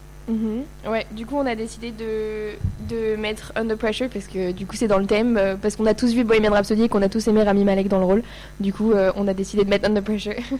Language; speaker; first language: French; native; French